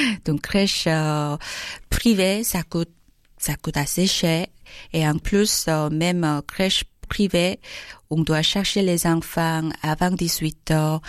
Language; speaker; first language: French; non-native, learner; Korean